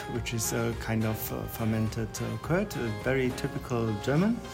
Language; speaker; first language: English; non-native, fluent; German